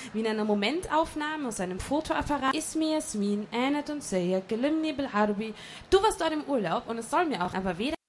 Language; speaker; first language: German; native; German